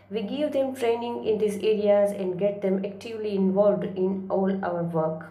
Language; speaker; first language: English; non-native, local second language; Gujarati